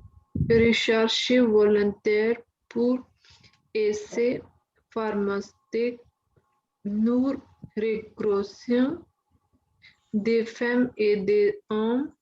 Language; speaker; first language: French; non-native, learner; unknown